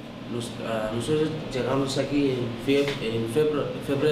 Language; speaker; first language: Spanish; non-native, learner; English